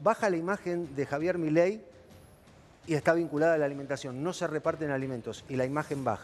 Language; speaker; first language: Spanish; native; Spanish